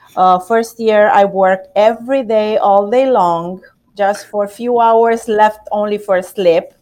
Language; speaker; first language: English; non-native, learner; Romanian